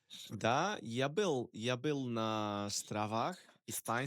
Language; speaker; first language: Russian; non-native, learner; Polish